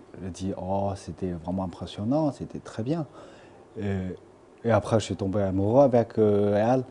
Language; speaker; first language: French; non-native, fluent; Chinese